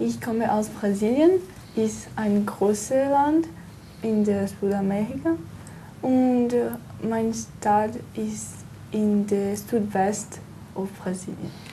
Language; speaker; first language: German; non-native, learner; Portuguese